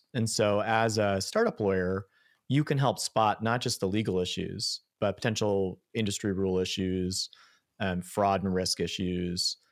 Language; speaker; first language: English; native; English